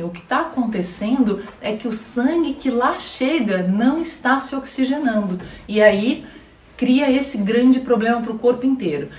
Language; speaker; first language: Portuguese; native; Portuguese